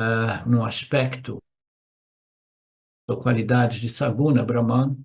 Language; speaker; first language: Portuguese; native; Portuguese